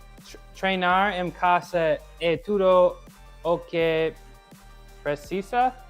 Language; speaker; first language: Portuguese; non-native, learner; English